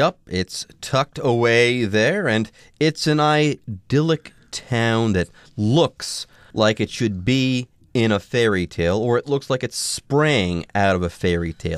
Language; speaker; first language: English; native; English